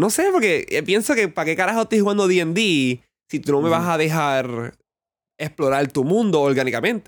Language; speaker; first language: Spanish; early bilingual, heritage; Spanish